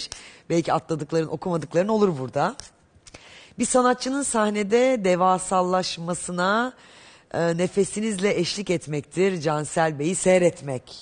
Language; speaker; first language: Turkish; native; Turkish